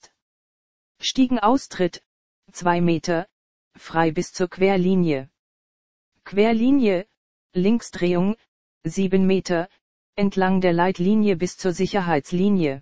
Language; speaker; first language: German; native; German